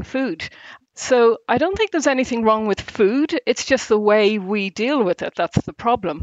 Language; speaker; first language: English; native; English